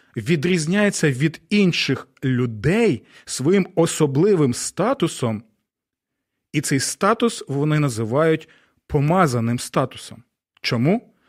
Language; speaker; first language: Ukrainian; non-native, local second language; Russian